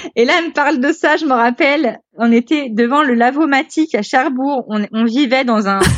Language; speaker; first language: French; native; French